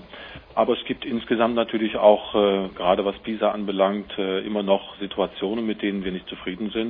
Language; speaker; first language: German; native; German